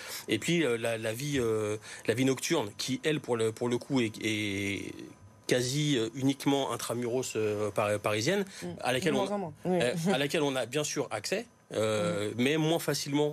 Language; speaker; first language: French; native; French